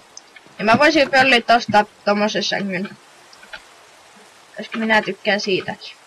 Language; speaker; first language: Finnish; native; Finnish